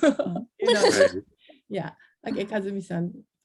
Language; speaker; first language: English; non-native, learner; Japanese